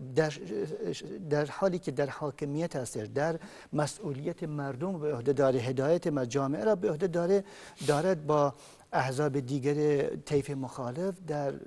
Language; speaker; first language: Persian; non-native, local second language; Kurdish